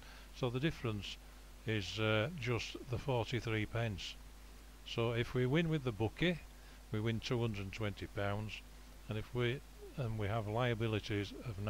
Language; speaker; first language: English; native; English